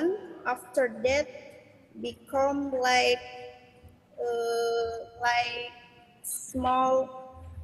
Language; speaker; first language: English; non-native, learner; Indonesian